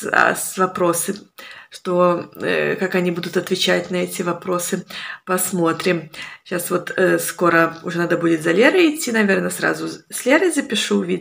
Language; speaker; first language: Russian; native; Russian